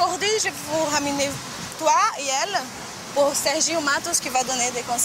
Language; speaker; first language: French; non-native, fluent; Portuguese